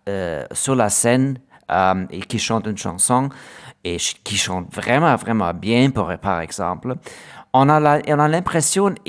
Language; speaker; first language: French; non-native, learner; German